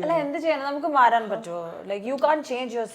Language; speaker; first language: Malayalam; non-native, local second language; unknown